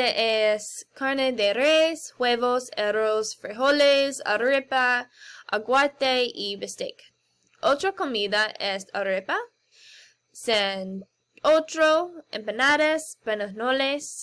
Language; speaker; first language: Spanish; non-native, learner; English